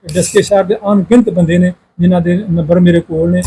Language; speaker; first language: Urdu; non-native, local second language; Punjabi